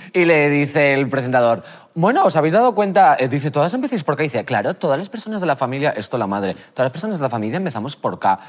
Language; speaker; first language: Spanish; native; Spanish